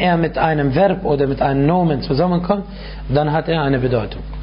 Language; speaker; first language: German; non-native, fluent; Arabic